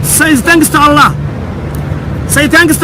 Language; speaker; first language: English; non-native, fluent; Somali